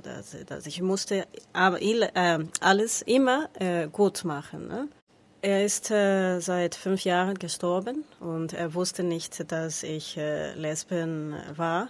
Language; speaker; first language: German; non-native, learner; Spanish